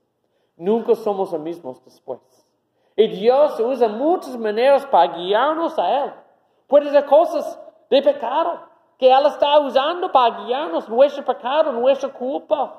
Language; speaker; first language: Spanish; non-native, fluent; English